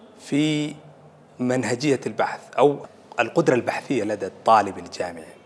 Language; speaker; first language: Arabic; non-native, local second language; Somali